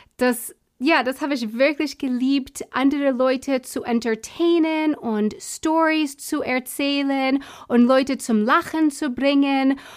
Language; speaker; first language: German; non-native, fluent; English